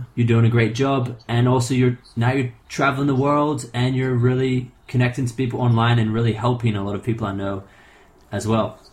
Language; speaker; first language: English; non-native, fluent; Portuguese